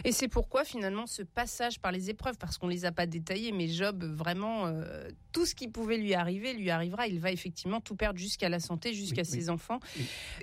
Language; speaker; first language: French; native; French